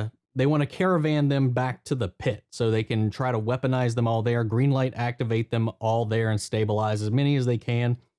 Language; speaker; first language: English; native; English